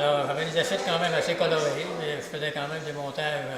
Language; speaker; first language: French; native; French